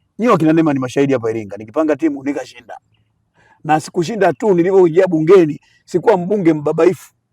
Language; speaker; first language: Swahili; native; Swahili